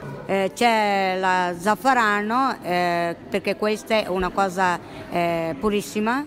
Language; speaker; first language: Italian; non-native, learner; Tamil